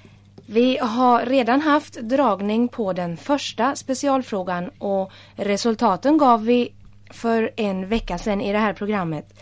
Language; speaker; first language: Swedish; native; Swedish